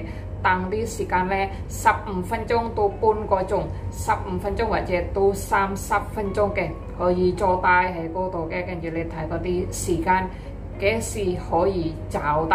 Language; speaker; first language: Cantonese; non-native, learner; Indonesian